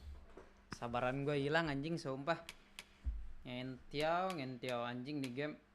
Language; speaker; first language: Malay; non-native, local second language; Sundanese